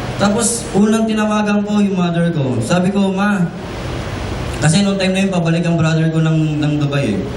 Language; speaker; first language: Filipino; native; Filipino